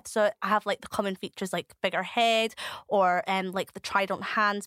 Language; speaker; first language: English; native; English